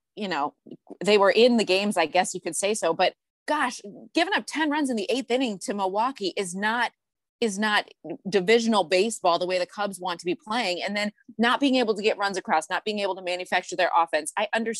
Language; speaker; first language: English; native; English